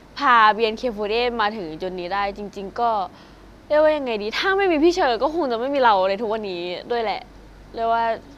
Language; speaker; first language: Thai; native; Thai